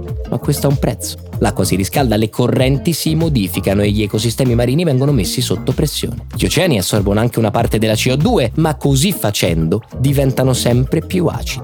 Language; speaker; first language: Italian; native; Italian